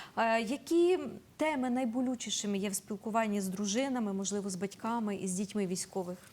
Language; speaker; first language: Ukrainian; native; Ukrainian